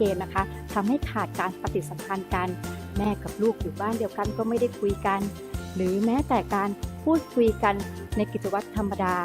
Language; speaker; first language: Thai; native; Thai